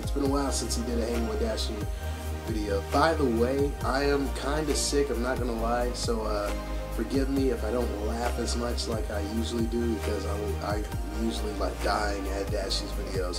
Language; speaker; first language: English; native; English